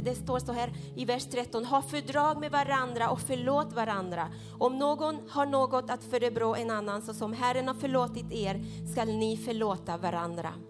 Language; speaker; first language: Swedish; non-native, fluent; Spanish